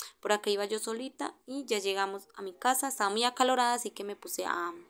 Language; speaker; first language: Spanish; native; Spanish